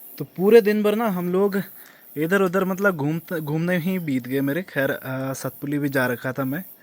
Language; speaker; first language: Hindi; native; Hindi